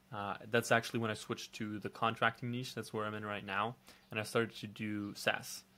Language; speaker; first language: English; non-native, fluent; Dutch